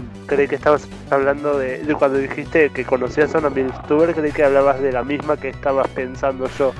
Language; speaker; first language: Spanish; native; Spanish